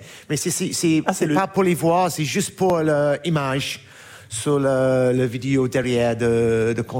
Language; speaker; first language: French; non-native, learner; English